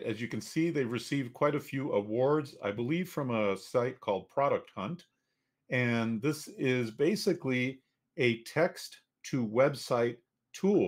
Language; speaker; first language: English; native; English